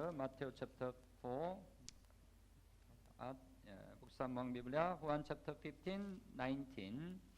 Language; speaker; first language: Filipino; non-native, learner; Korean